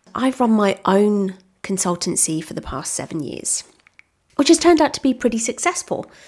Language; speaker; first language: English; native; English